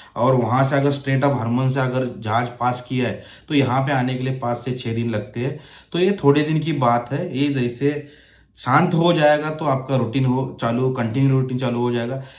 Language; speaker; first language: Hindi; non-native, local second language; Marathi